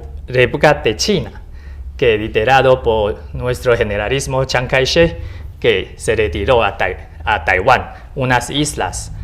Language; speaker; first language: Spanish; non-native, learner; Chinese